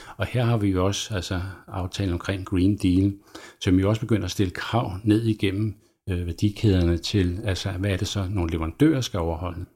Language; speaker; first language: Danish; native; Danish